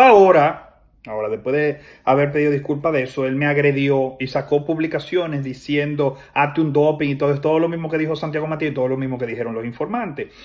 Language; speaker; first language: Spanish; native; Spanish